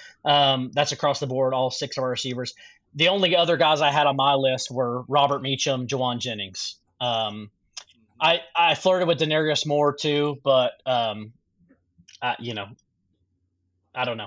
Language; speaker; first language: English; native; English